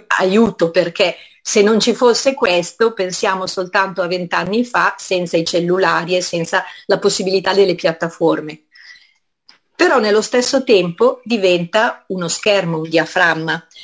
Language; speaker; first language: Italian; native; Italian